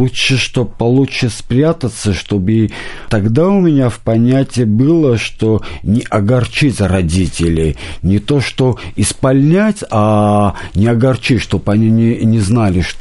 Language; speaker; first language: Russian; non-native, local second language; Armenian